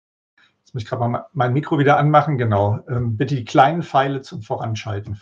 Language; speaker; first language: German; native; German